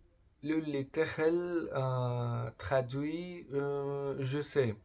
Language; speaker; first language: French; non-native, learner; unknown